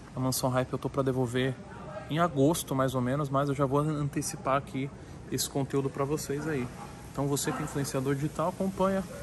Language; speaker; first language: Portuguese; native; Portuguese